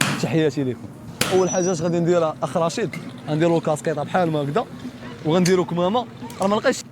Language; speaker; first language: Arabic; native; Arabic